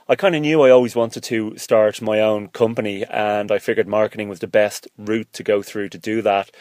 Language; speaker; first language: English; native; English